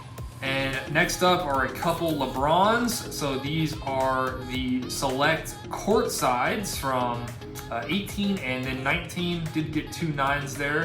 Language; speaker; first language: English; native; English